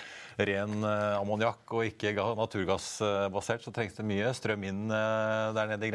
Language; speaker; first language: Norwegian; native; Norwegian